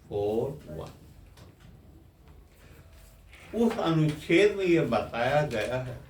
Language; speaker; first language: Hindi; native; Hindi